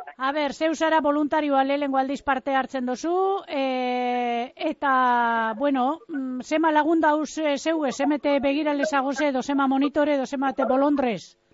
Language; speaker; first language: Basque; native; Basque